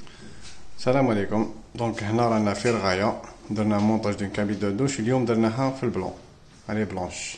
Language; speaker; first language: Arabic; native; Arabic